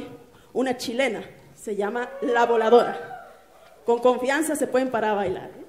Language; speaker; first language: Spanish; native; Spanish